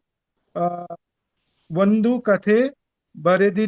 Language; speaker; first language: Kannada; non-native, learner; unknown